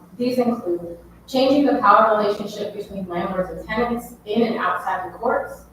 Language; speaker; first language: English; native; English